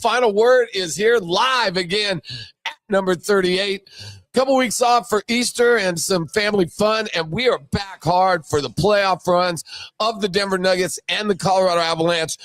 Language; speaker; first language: English; native; English